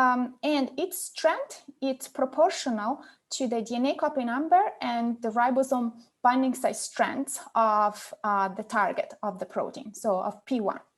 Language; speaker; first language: English; non-native, fluent; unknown